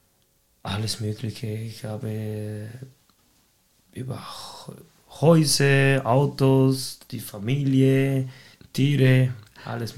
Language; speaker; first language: German; non-native, fluent; Spanish